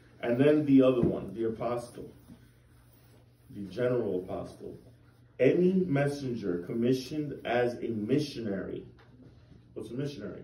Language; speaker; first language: English; native; English